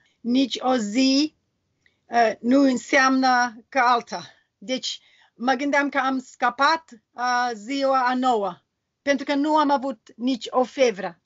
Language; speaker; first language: Romanian; non-native, learner; English